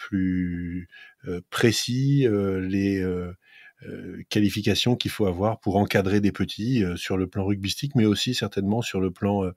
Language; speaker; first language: French; native; French